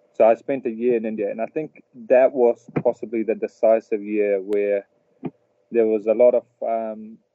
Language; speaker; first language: English; early bilingual, other home language; Telugu